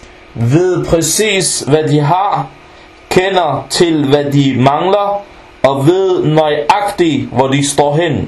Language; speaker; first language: Danish; early bilingual, other home language; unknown